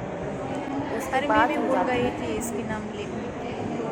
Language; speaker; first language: Hindi; non-native, local second language; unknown